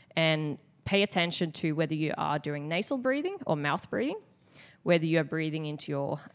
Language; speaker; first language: English; non-native, fluent; Swedish